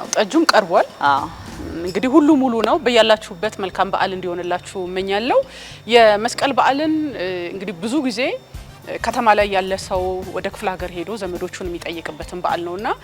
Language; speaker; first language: Amharic; native; Amharic